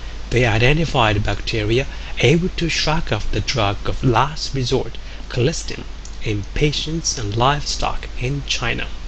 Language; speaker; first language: English; non-native, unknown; Japanese